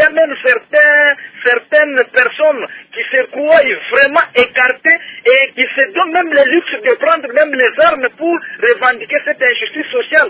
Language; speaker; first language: French; non-native, local second language; Luba-Lulua